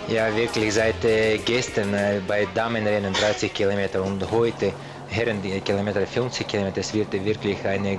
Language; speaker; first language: German; non-native, learner; Russian